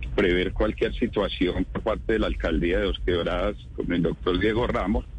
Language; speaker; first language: Spanish; native; Spanish